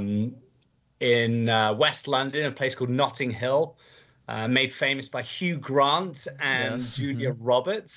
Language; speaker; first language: English; native; English